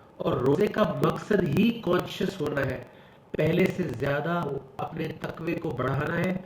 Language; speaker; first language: Urdu; native; Urdu